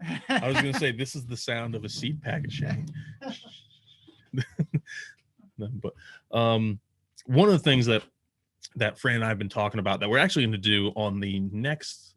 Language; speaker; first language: English; native; English